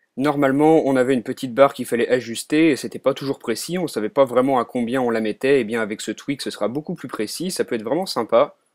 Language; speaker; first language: French; native; French